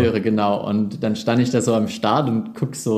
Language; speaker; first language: German; native; German